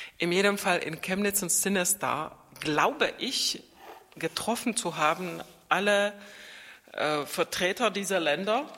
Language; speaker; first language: German; non-native, fluent; Czech